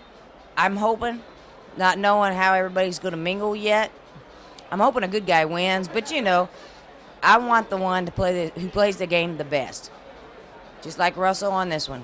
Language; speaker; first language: English; native; English